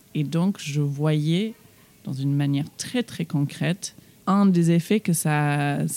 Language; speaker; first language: French; non-native, fluent; English